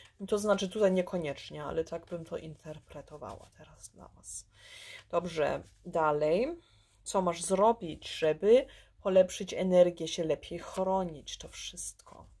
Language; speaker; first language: Polish; early bilingual, heritage; Polish